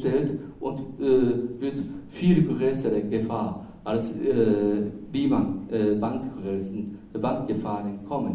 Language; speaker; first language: German; non-native, fluent; Japanese